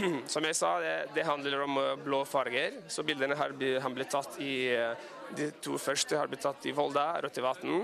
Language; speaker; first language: Norwegian; non-native, fluent; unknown